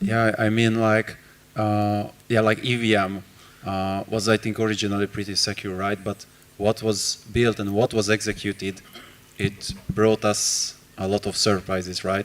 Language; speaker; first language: English; non-native, fluent; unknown